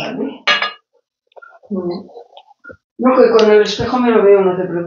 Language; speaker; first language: Spanish; native; Spanish